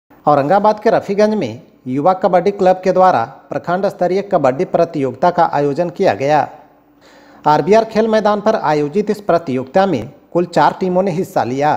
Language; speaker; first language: Hindi; native; Hindi